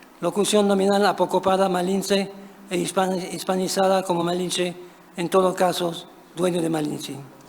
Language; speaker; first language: Spanish; non-native, fluent; French